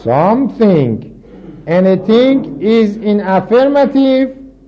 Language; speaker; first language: English; non-native, fluent; Persian